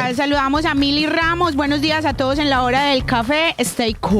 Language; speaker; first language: Spanish; native; Spanish